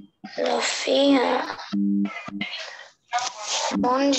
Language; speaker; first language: French; non-native, learner; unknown